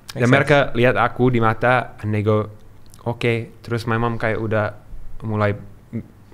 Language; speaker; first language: Indonesian; non-native, learner; English